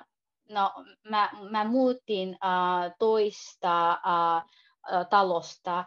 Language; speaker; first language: Finnish; non-native, learner; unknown